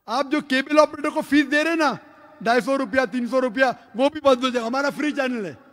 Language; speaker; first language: Hindi; non-native, local second language; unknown